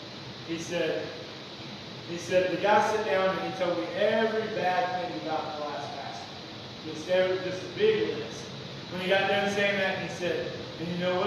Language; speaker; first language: English; native; English